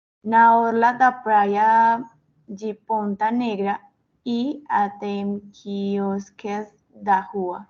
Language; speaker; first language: Portuguese; non-native, learner; Spanish